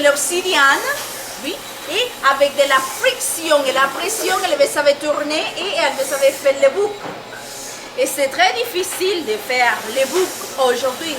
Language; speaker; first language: French; non-native, learner; Spanish